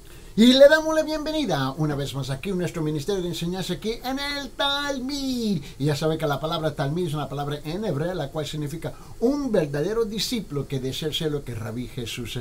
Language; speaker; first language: Spanish; early bilingual, heritage; Spanish